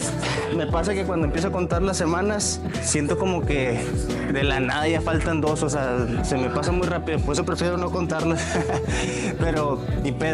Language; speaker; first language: Spanish; native; Spanish